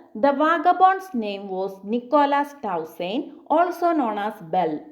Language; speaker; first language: English; non-native, local second language; Malayalam